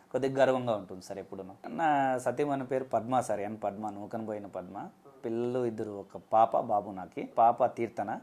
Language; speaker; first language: Telugu; native; Telugu